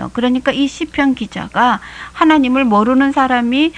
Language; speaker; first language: Korean; native; Korean